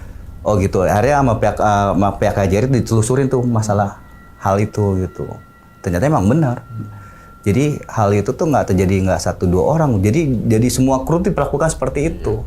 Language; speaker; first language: Indonesian; native; Indonesian